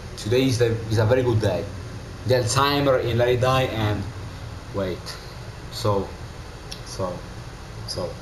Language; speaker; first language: English; non-native, learner; Italian